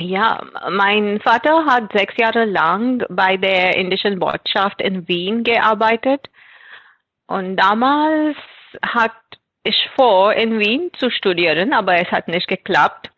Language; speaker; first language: German; non-native, fluent; Marathi